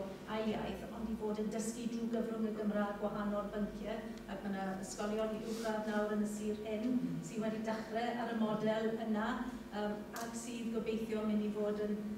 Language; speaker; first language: Welsh; native; Welsh